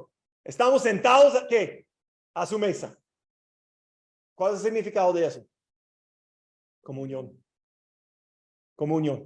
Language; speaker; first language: Spanish; non-native, learner; English